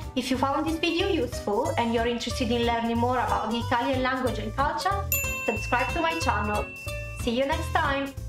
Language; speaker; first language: English; non-native, fluent; Italian